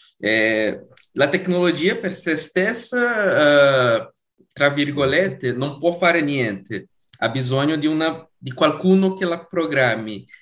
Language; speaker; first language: Italian; non-native, fluent; Portuguese